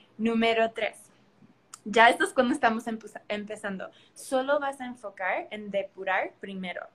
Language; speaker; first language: Spanish; early bilingual, heritage; Spanish